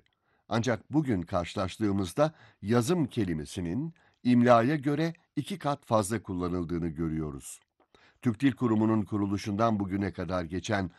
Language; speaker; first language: Turkish; native; Turkish